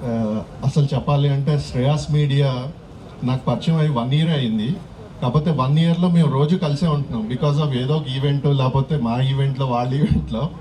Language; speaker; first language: Telugu; native; Telugu